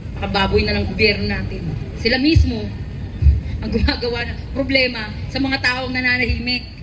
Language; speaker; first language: Filipino; native; Filipino